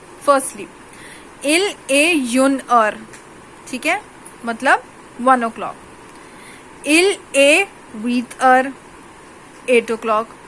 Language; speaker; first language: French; non-native, fluent; Hindi